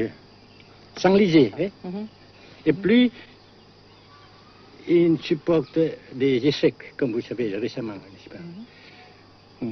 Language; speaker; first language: French; non-native, local second language; Vietnamese